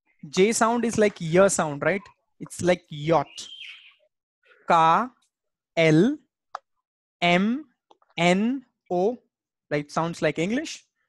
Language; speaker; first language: English; non-native, local second language; Hindi